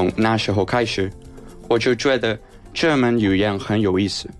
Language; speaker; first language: Chinese; non-native, fluent; Spanish